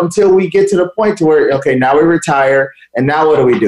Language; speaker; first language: English; native; English